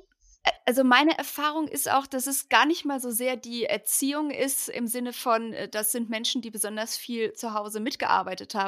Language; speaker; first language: German; native; German